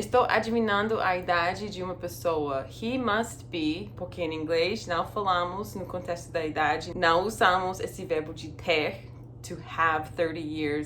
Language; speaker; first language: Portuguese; non-native, fluent; English